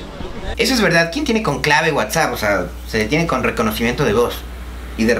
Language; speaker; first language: Spanish; native; Spanish